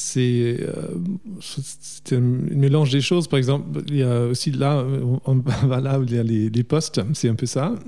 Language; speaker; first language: French; non-native, fluent; German